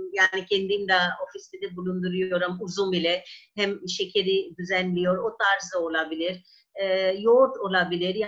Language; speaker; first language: Turkish; non-native, fluent; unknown